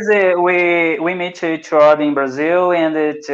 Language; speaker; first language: English; non-native, learner; Portuguese